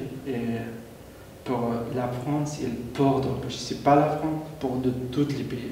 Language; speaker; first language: French; non-native, learner; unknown